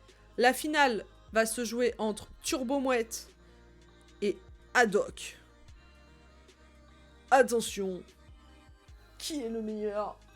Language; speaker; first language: French; native; French